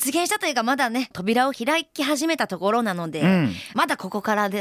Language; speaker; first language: Japanese; native; Japanese